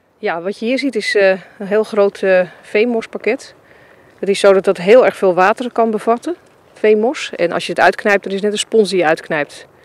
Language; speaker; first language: Dutch; native; Dutch